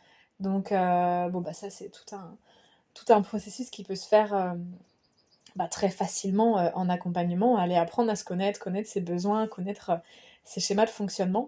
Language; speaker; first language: French; native; French